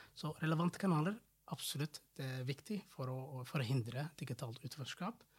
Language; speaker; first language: Norwegian; non-native, fluent; Somali